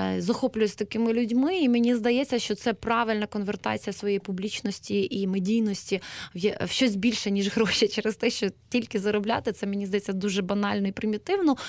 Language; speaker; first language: Ukrainian; native; Ukrainian